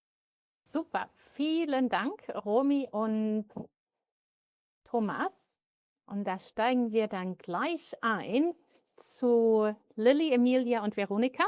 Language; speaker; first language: German; native; German